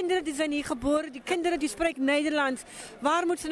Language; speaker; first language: Dutch; non-native, fluent; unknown